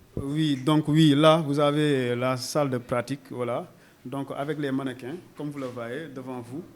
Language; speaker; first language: French; non-native, local second language; Wolof